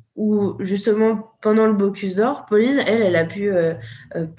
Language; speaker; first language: French; native; French